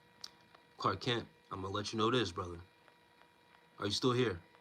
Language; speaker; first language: English; native; English